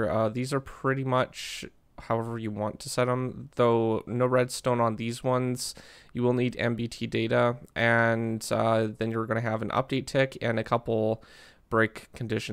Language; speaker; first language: English; native; English